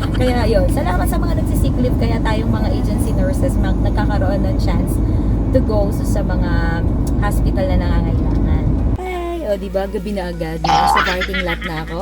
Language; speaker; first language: Filipino; native; Filipino